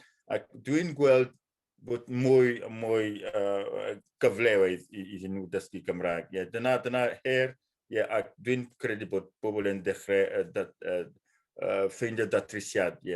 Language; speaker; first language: Welsh; non-native, fluent; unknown